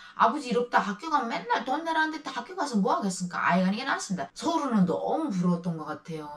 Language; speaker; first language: Korean; native; Korean